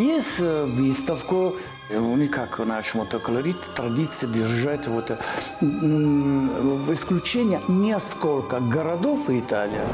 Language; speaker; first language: Russian; non-native, learner; Italian